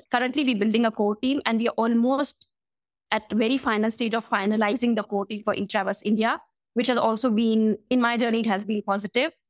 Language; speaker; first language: English; non-native, local second language; Hindi